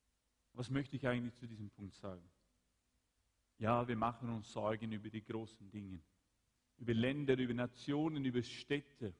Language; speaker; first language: German; non-native, fluent; Swedish